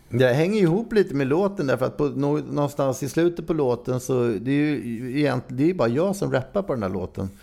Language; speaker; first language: Swedish; native; Swedish